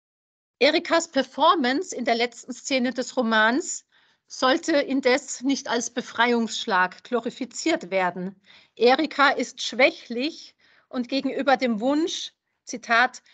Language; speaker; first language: German; native; German